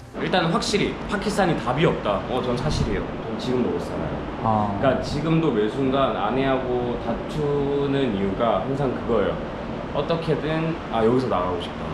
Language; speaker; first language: Korean; early bilingual, other home language; Urdu